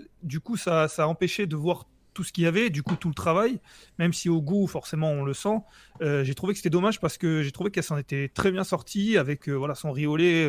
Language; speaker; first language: French; native; French